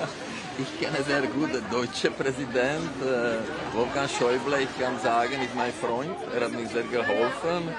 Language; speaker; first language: German; non-native, fluent; Czech